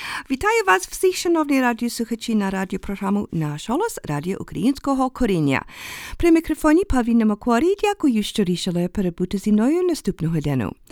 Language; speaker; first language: Ukrainian; early bilingual, heritage; Ukrainian